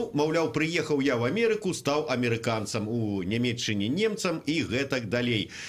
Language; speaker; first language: Belarusian; native; Belarusian